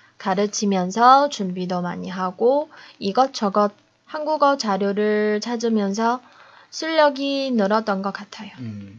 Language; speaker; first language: Korean; non-native, fluent; Chinese